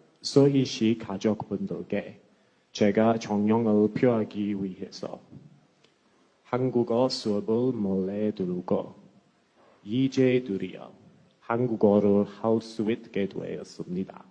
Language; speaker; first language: Korean; non-native, learner; English